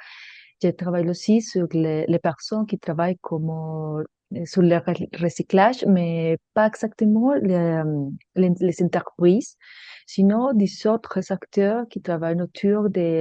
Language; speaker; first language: French; non-native, fluent; Spanish